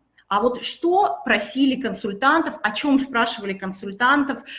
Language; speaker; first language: Russian; native; Russian